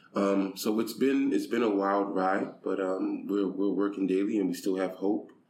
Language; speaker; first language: English; native; English